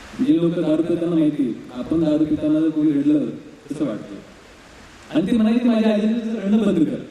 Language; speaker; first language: Marathi; non-native, local second language; Bhili